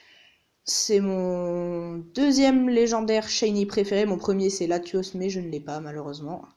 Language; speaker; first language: French; native; French